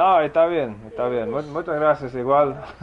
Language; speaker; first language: Spanish; non-native, fluent; English